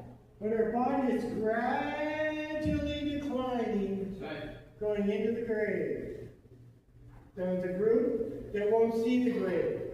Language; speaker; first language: English; native; English